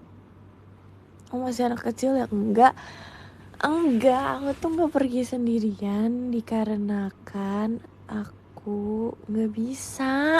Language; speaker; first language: Indonesian; native; Indonesian